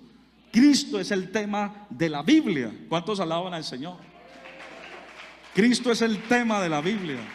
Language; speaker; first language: Spanish; native; Spanish